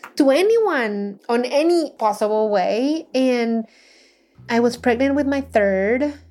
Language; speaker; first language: English; non-native, fluent; Spanish